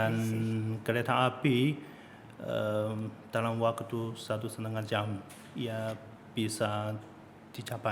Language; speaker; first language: Indonesian; non-native, learner; Chinese